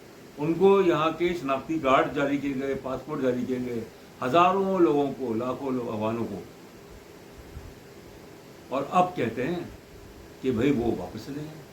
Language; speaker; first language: Urdu; native; Urdu